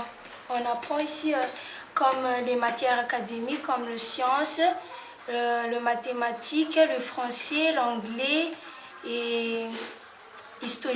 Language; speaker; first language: French; non-native, learner; Malagasy